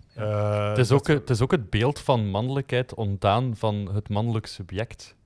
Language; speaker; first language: Dutch; native; Dutch